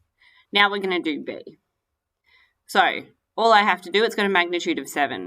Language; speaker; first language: English; native; English